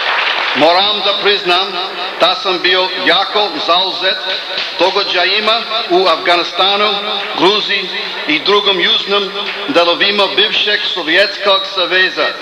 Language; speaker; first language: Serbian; non-native, learner; English